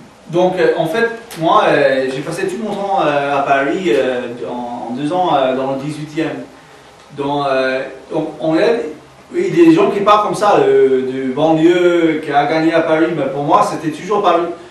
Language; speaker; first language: French; non-native, learner; English